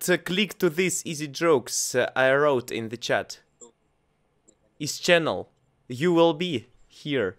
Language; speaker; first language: English; non-native, learner; Russian